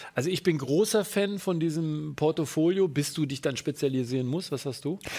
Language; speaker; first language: German; native; German